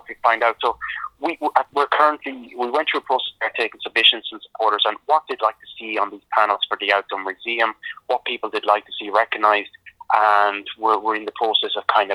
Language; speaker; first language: English; native; English